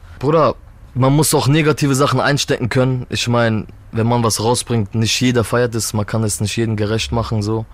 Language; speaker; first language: German; early bilingual, other home language; Turkish